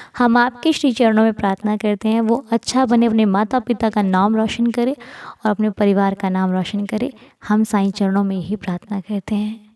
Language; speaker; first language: Hindi; native; Hindi